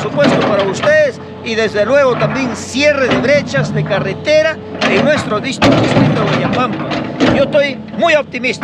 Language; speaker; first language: Spanish; native; Spanish